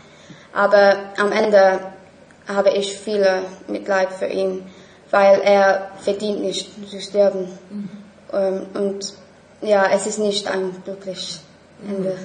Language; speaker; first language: German; non-native, learner; English